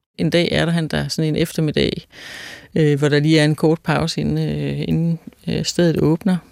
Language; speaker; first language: Danish; native; Danish